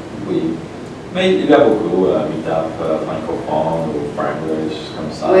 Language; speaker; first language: French; non-native, learner; Polish